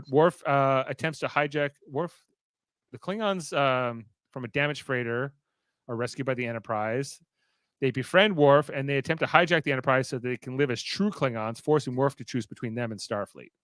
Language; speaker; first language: English; native; English